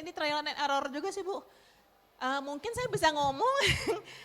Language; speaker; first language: Indonesian; native; Indonesian